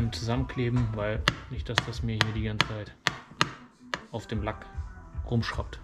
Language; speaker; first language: German; native; German